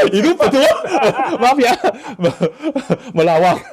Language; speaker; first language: Indonesian; non-native, learner; Chinese